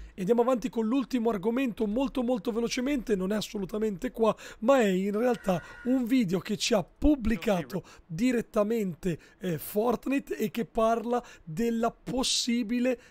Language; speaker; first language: Italian; native; Italian